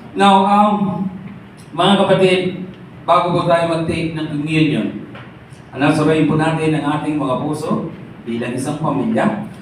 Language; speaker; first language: Filipino; non-native, local second language; Masbatenyo